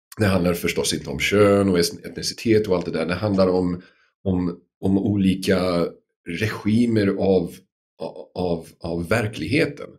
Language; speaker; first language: Swedish; non-native, fluent; English